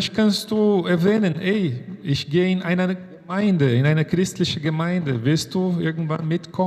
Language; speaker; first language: German; non-native, fluent; Portuguese